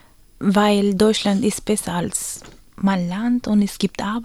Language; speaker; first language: German; non-native, learner; Macedonian